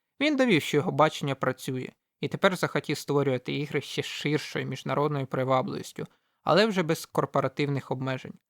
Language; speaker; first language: Ukrainian; native; Ukrainian